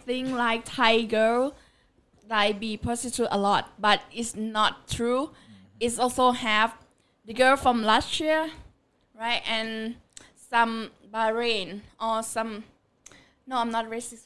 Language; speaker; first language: English; non-native, fluent; Thai